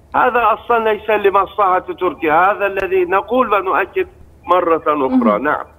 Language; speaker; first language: Arabic; non-native, fluent; Turkish